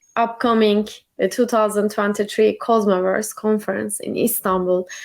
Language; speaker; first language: English; non-native, learner; Turkish